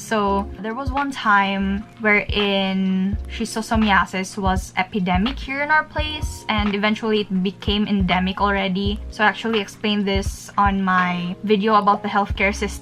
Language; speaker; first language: English; non-native, local second language; Filipino